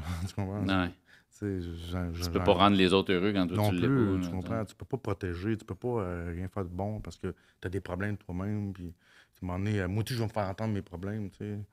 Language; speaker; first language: French; native; French